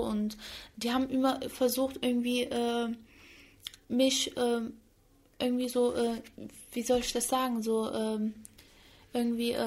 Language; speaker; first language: German; early bilingual, other home language; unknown